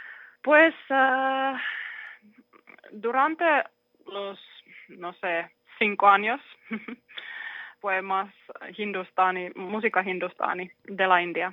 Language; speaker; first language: Spanish; non-native, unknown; Finnish